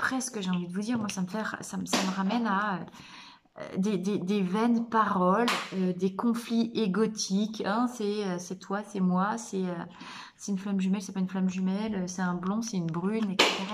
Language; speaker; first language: French; native; French